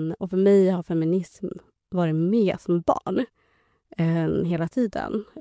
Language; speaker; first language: Swedish; early bilingual, other home language; Somali